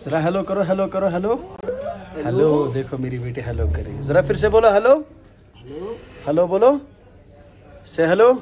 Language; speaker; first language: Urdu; non-native, local second language; Kashmiri